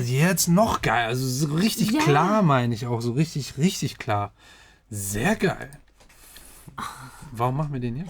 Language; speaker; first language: German; native; German